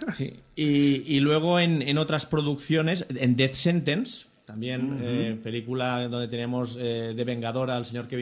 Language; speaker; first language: Spanish; native; Spanish